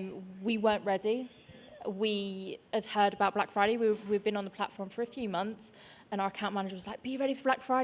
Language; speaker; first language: English; native; English